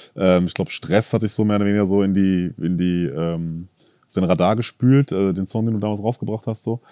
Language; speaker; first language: German; native; German